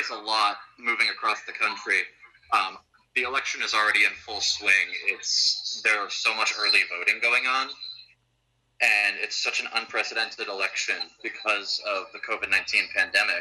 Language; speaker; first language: English; native; English